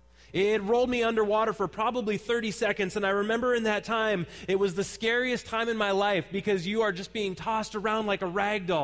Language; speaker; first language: English; native; English